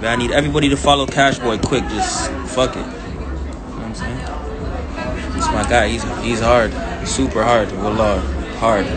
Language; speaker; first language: English; native; English